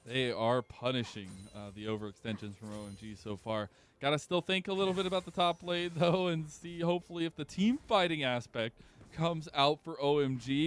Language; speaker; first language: English; native; English